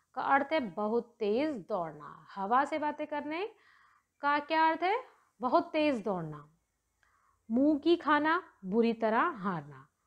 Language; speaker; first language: Hindi; native; Hindi